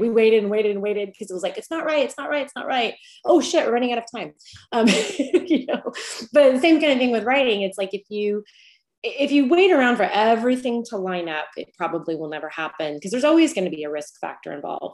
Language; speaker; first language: English; native; English